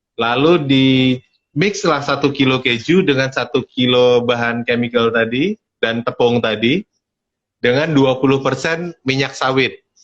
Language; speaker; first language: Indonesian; native; Indonesian